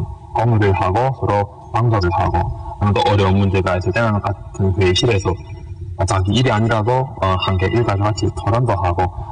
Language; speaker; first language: Korean; early bilingual, heritage; Korean